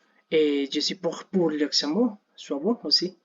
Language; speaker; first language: French; non-native, learner; Spanish